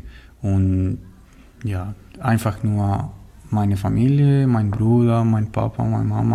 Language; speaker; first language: German; non-native, learner; Spanish